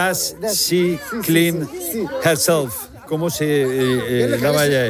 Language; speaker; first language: Spanish; native; Spanish